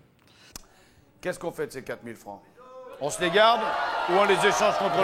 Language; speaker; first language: French; native; French